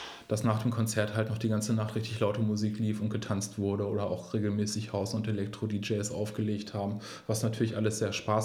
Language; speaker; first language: German; native; German